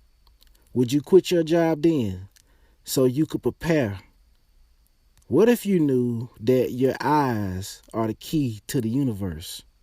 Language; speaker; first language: English; native; English